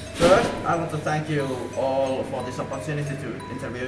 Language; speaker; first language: English; non-native, fluent; Finnish